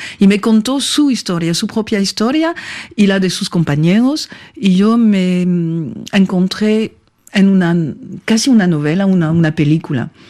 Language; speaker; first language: Spanish; non-native, fluent; French